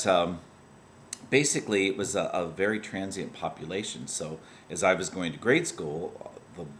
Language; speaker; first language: English; native; English